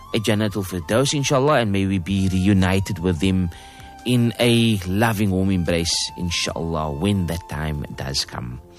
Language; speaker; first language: English; native; English